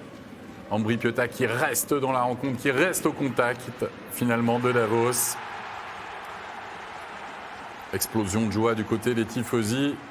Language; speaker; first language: French; native; French